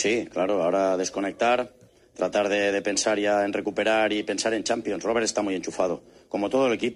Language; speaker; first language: Spanish; native; Spanish